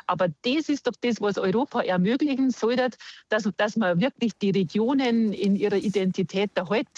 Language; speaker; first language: German; native; German